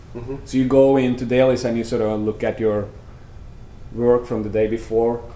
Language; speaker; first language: English; non-native, fluent; Norwegian